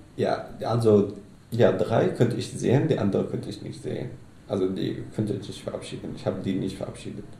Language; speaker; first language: German; non-native, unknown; Arabic